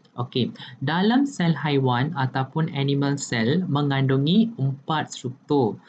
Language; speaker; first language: Malay; non-native, local second language; Tamil